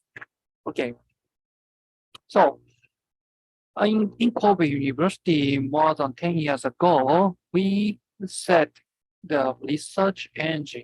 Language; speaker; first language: English; non-native, fluent; Japanese